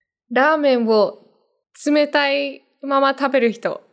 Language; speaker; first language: Japanese; native; Japanese